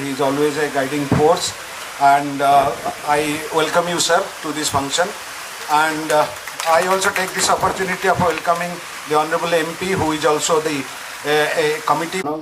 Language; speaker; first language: English; non-native, local second language; Malayalam